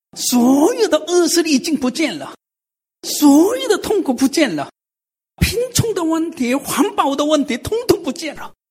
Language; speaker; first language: Chinese; non-native, fluent; Korean